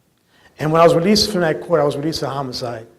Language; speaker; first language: English; native; English